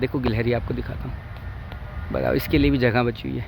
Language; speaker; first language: Hindi; native; Hindi